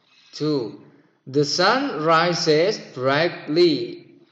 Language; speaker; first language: English; non-native, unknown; Indonesian